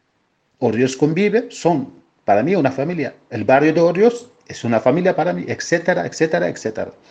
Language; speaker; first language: Spanish; non-native, fluent; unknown